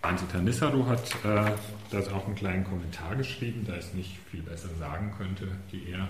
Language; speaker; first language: German; native; German